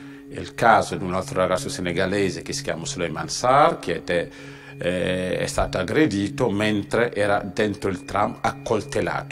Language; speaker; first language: Italian; non-native, fluent; Wolof